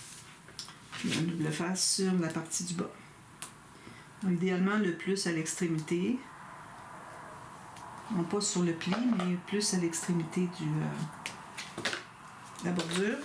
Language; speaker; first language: French; native; French